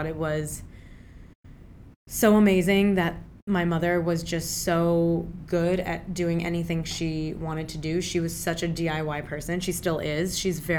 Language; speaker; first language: English; early bilingual, other home language; Urdu